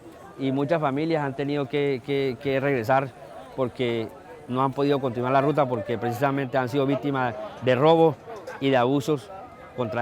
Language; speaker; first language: Spanish; native; Spanish